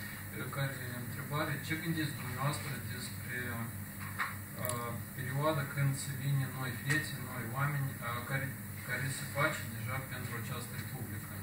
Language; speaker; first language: Romanian; non-native, local second language; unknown